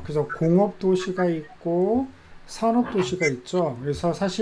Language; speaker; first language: Korean; native; Korean